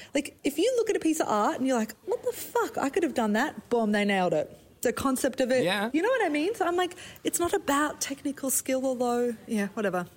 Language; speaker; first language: English; native; English